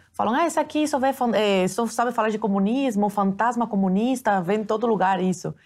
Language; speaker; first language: Portuguese; early bilingual, other home language; Spanish